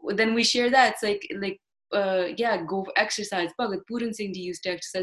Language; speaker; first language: English; non-native, local second language; Punjabi